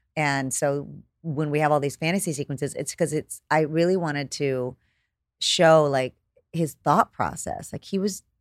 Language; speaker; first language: English; native; English